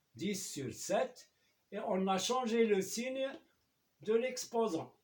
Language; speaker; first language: French; non-native, local second language; Arabic